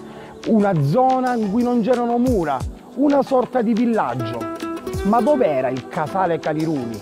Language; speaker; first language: Italian; native; Italian